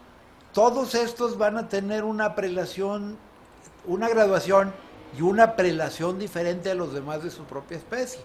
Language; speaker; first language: Spanish; native; Spanish